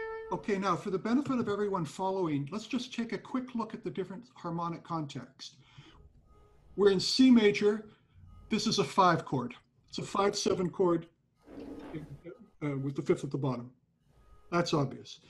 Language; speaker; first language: English; native; English